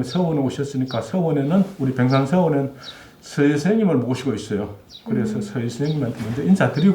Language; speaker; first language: Korean; native; Korean